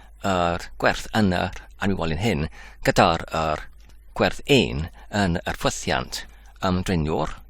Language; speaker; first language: Welsh; non-native, learner; English